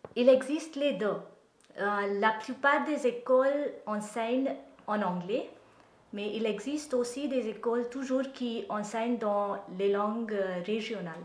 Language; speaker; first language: French; non-native, fluent; Marathi